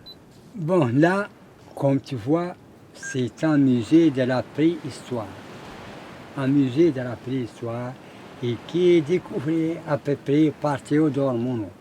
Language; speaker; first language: French; non-native, learner; Arabic